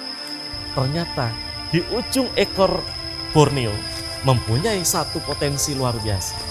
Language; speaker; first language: Indonesian; native; Indonesian